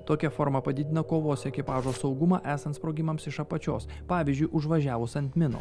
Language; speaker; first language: Lithuanian; native; Lithuanian